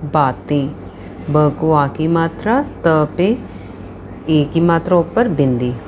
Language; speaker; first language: Hindi; non-native, local second language; Punjabi